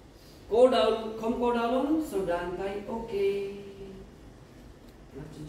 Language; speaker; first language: Vietnamese; non-native, learner; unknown